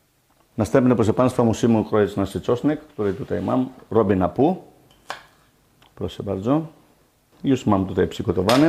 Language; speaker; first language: Polish; non-native, learner; Greek